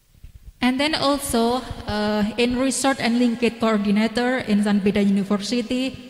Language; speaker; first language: English; non-native, learner; Indonesian